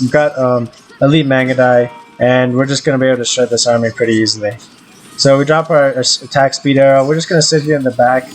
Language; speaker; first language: English; native; English